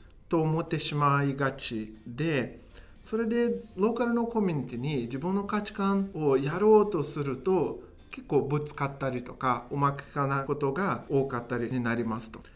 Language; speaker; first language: Japanese; non-native, fluent; Portuguese